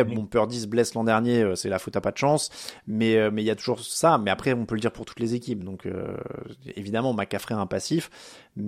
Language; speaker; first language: French; native; French